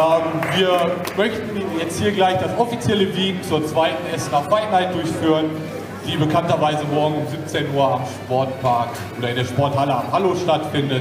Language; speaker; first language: German; native; German